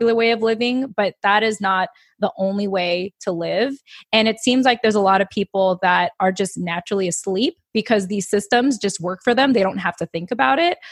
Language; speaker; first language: English; early bilingual, other home language; Filipino